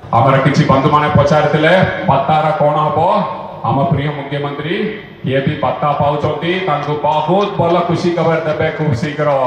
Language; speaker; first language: Odia; non-native, fluent; Tamil